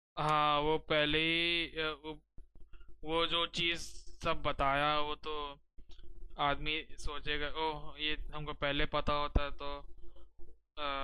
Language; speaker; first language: Hindi; native; Hindi